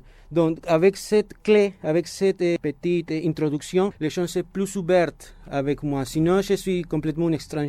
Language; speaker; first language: French; non-native, fluent; Spanish